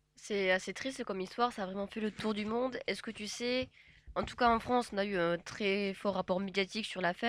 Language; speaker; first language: French; native; French